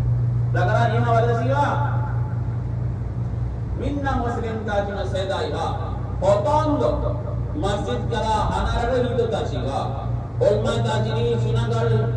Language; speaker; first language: Japanese; non-native, learner; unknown